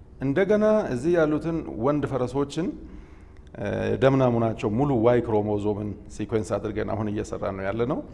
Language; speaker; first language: Amharic; non-native, local second language; Oromo